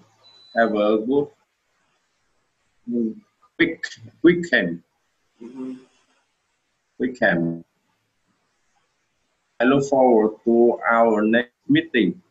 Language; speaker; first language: English; non-native, learner; Vietnamese